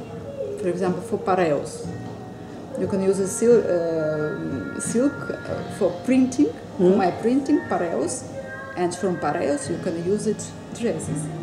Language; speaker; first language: English; non-native, learner; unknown